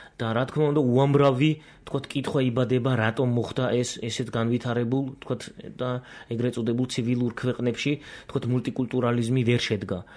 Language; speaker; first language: Georgian; non-native, local second language; Azerbaijani